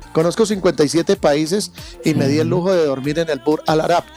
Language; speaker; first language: Spanish; native; Spanish